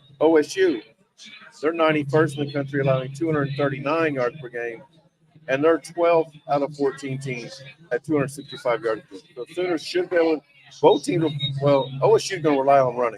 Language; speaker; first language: English; native; English